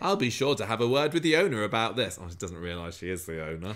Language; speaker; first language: English; native; English